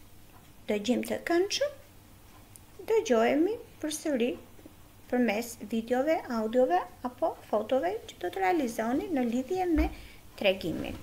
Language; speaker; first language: Albanian; native; Albanian